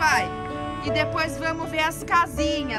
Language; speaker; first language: Portuguese; native; Portuguese